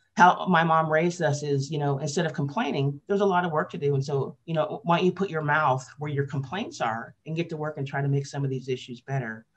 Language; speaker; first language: English; native; English